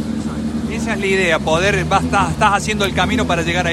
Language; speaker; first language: Spanish; native; Spanish